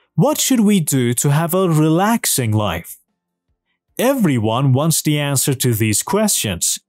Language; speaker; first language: English; non-native, fluent; Persian